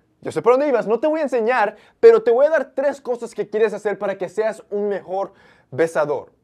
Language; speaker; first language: Spanish; early bilingual, heritage; Spanish